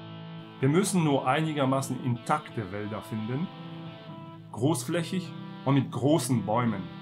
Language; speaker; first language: German; native; German